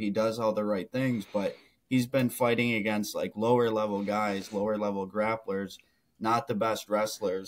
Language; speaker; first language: English; native; English